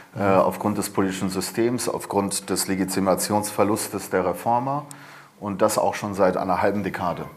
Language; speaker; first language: German; early bilingual, other home language; Persian